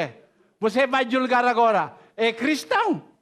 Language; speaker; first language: Portuguese; non-native, learner; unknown